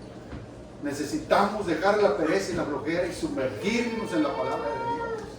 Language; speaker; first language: Spanish; native; Spanish